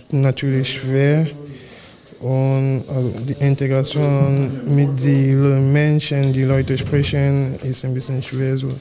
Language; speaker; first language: German; non-native, learner; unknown